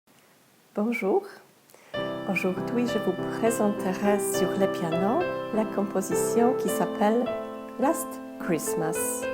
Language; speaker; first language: French; non-native, fluent; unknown